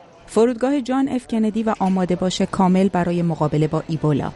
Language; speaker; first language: Persian; native; Persian